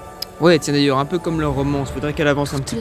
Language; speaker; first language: French; native; French